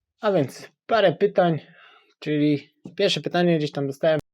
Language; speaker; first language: Polish; native; Polish